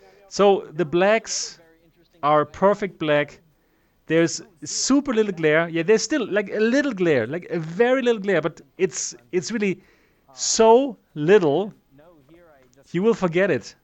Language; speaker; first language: English; non-native, fluent; German